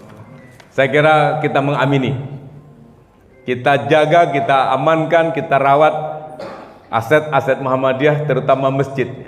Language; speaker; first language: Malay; non-native, local second language; Javanese